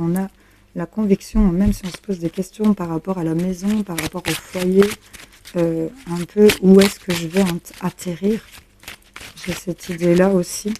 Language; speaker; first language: French; native; French